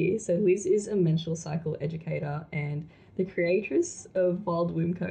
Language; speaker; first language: English; non-native, local second language; Filipino